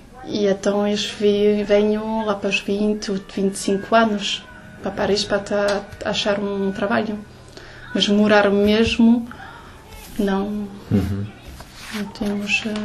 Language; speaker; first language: Portuguese; early bilingual, heritage; Portuguese